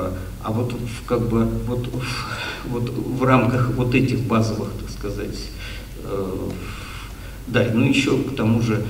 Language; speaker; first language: Russian; native; Russian